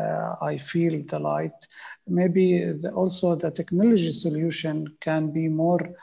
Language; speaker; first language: English; non-native, fluent; Arabic